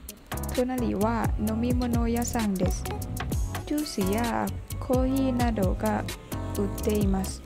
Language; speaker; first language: Japanese; non-native, learner; Thai